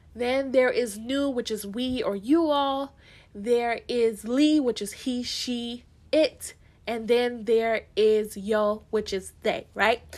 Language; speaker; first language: English; early bilingual, other home language; Haitian Creole